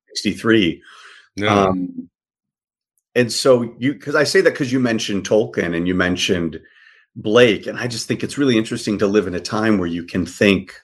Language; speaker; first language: English; native; English